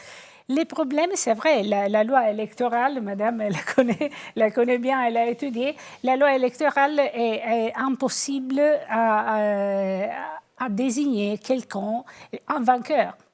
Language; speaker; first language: French; non-native, fluent; Italian